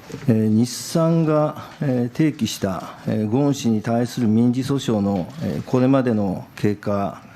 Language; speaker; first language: Japanese; native; Japanese